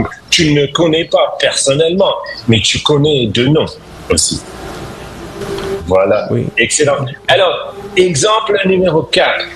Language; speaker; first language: French; non-native, fluent; English